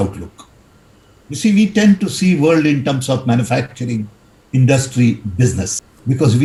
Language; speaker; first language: English; non-native, local second language; Gujarati